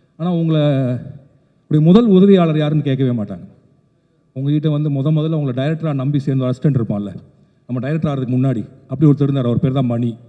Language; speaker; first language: Tamil; native; Tamil